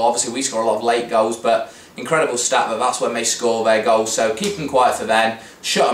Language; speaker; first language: English; native; English